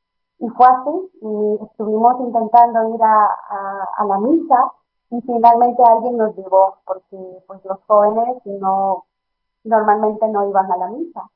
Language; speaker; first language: Spanish; native; Spanish